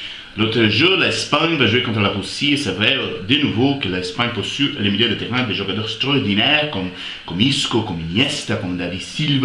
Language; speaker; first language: French; non-native, fluent; Portuguese